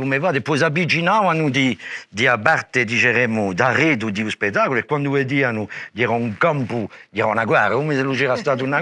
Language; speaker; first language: Italian; non-native, learner; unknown